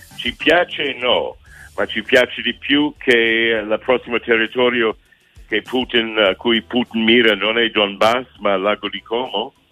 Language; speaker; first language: Italian; non-native, fluent; English